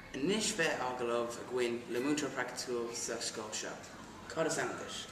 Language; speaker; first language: Irish; non-native, local second language; English